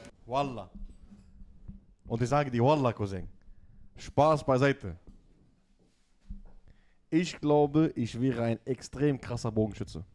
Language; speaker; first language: German; native; German